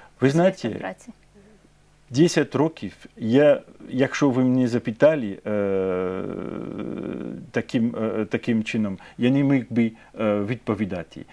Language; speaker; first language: Ukrainian; non-native, fluent; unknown